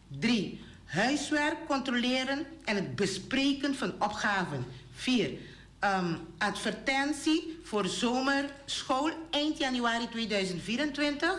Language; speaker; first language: Dutch; non-native, local second language; Papiamento